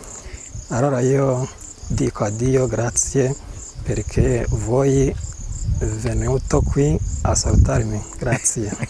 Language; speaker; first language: Italian; non-native, learner; Kinyarwanda